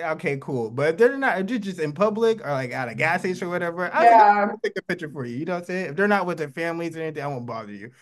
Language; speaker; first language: English; native; English